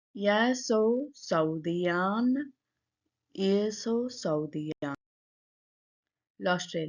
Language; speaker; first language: French; non-native, learner; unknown